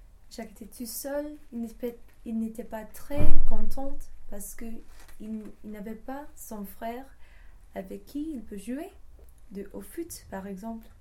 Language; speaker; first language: French; non-native, learner; English